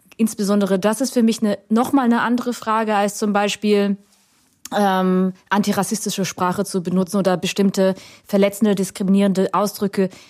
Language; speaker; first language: German; early bilingual, other home language; Vietnamese